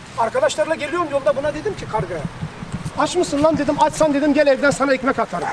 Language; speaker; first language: Turkish; early bilingual, heritage; Turkish